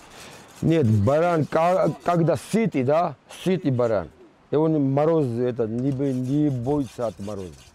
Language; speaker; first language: Russian; non-native, local second language; Georgian